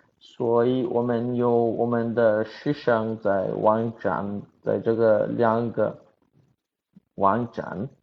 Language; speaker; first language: Chinese; non-native, learner; Portuguese